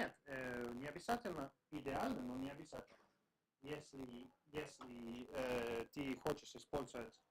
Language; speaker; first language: Russian; non-native, learner; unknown